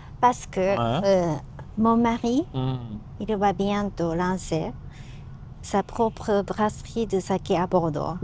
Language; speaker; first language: French; non-native, learner; Japanese